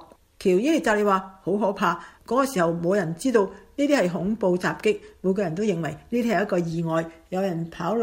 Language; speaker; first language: Chinese; non-native, local second language; Cantonese